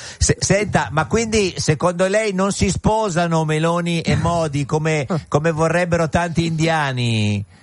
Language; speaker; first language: Italian; native; Italian